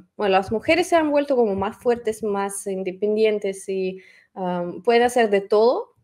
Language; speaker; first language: Spanish; non-native, fluent; Russian